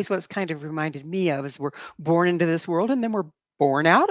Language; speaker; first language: English; native; English